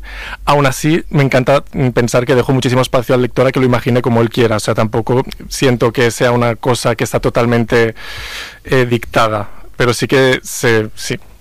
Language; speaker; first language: Spanish; native; Spanish